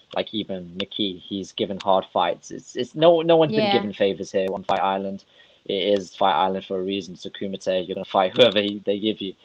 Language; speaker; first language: English; non-native, fluent; Russian